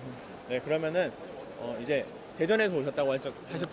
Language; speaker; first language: Korean; native; Korean